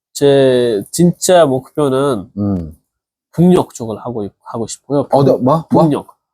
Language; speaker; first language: Korean; non-native, fluent; Uzbek